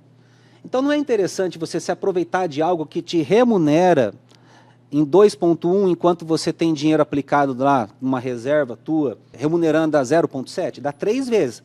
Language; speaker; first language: Portuguese; native; Portuguese